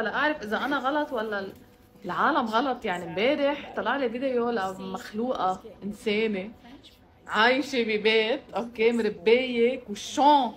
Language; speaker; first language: Arabic; native; Arabic